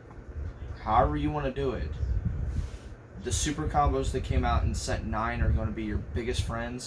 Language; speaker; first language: English; native; English